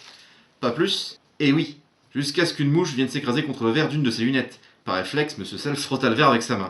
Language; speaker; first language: French; native; French